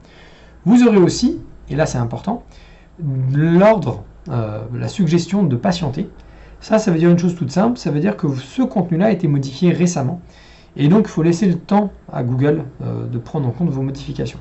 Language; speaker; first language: French; native; French